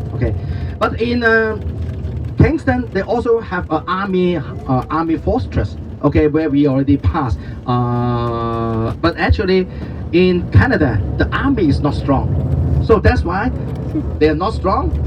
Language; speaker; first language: English; non-native, learner; Chinese